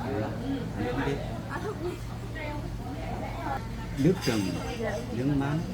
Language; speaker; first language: Vietnamese; non-native, learner; Korean